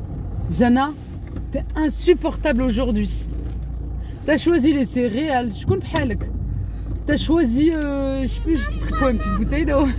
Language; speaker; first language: French; native; French